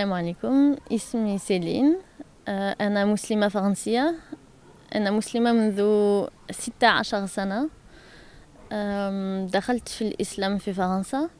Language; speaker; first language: Arabic; non-native, learner; French